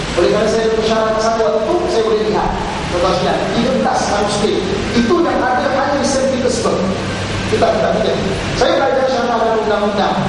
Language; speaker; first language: Malay; native; Malay